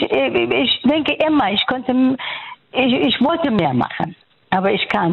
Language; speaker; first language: German; non-native, fluent; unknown